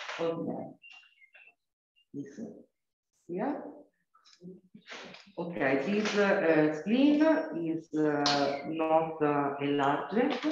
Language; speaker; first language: English; non-native, learner; Italian